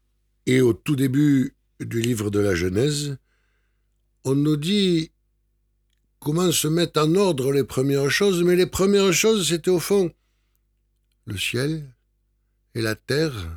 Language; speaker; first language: French; native; French